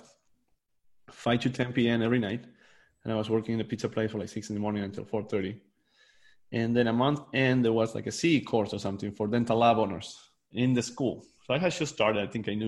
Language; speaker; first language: English; non-native, fluent; Spanish